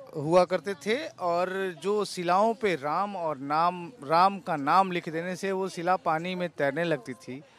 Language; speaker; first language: Hindi; native; Hindi